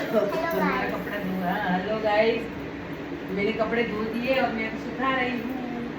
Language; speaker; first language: Hindi; non-native, local second language; Gujarati